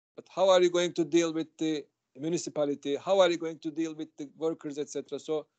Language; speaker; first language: English; non-native, fluent; Turkish